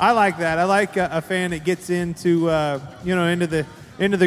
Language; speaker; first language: English; native; English